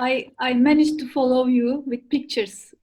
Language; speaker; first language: English; non-native, fluent; Turkish